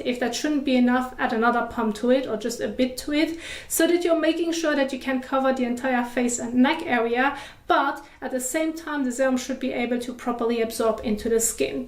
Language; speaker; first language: English; non-native, fluent; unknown